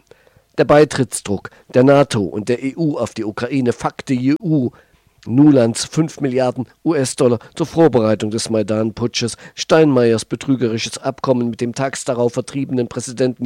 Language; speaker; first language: German; native; German